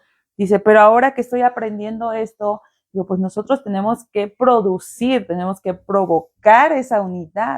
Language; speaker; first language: Spanish; native; Spanish